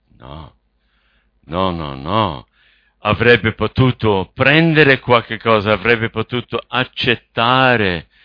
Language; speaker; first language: Italian; non-native, fluent; English